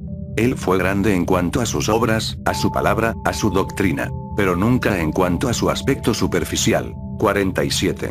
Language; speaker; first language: Spanish; native; Spanish